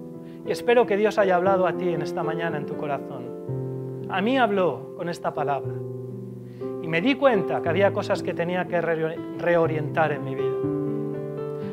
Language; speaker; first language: Spanish; native; Spanish